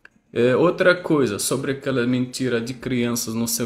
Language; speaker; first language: Portuguese; non-native, fluent; Arabic